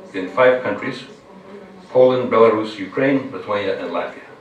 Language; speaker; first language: English; non-native, fluent; Lithuanian